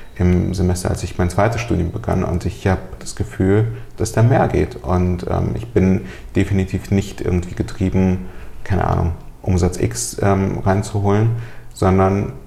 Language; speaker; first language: German; early bilingual, other home language; Russian